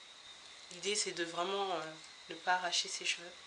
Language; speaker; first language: French; native; French